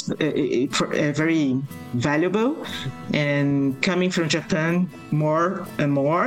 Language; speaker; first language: English; non-native, fluent; Portuguese